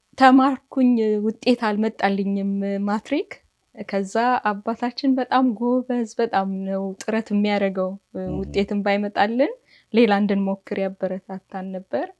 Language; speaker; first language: Amharic; native; Amharic